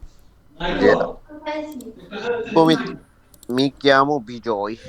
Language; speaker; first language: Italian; non-native, learner; Bangla